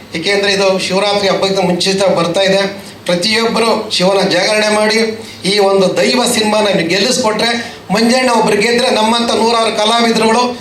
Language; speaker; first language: Kannada; native; Kannada